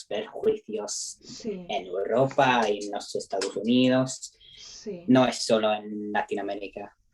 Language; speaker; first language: Spanish; non-native, learner; English